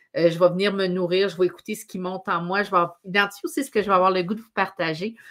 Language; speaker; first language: French; native; French